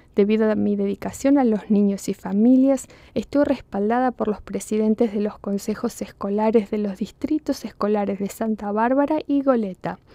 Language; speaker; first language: Spanish; early bilingual, heritage; Spanish